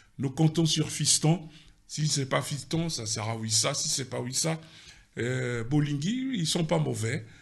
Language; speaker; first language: French; non-native, local second language; Lingala